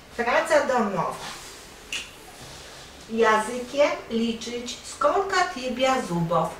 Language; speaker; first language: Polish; non-native, learner; Russian